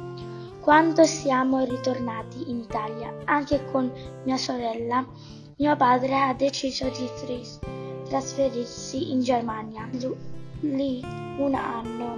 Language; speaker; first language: Italian; early bilingual, other home language; Bangla